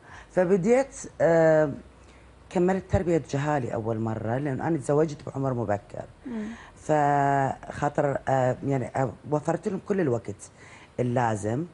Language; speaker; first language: Arabic; native; Arabic